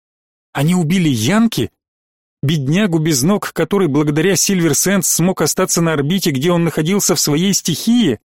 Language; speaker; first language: Russian; native; Russian